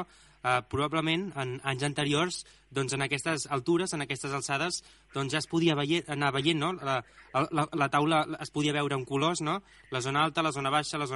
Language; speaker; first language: Catalan; native; Catalan